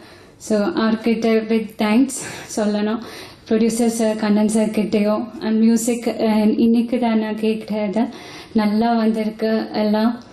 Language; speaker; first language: Tamil; non-native, local second language; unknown